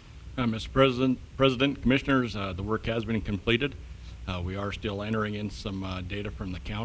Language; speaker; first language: English; native; English